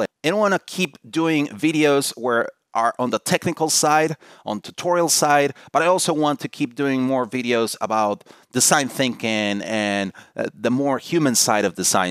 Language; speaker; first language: English; non-native, fluent; Spanish